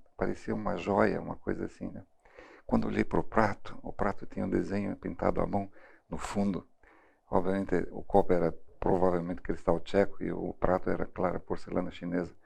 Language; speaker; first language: Portuguese; early bilingual, other home language; German